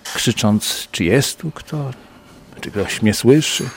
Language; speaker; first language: Polish; native; Polish